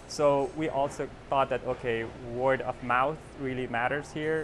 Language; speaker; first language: English; non-native, local second language; Persian